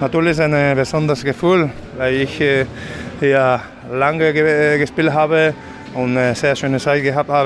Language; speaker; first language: German; non-native, fluent; Spanish